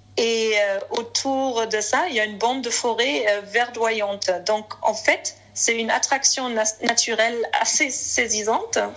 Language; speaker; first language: French; non-native, fluent; German